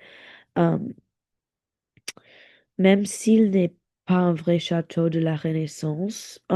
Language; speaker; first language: French; non-native, learner; English